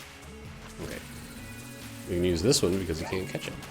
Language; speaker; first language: English; native; English